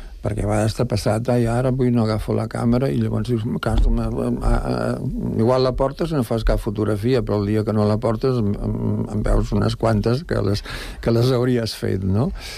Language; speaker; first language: Catalan; native; Catalan